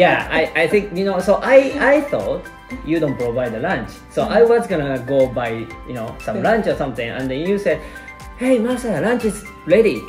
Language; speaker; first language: English; non-native, fluent; Japanese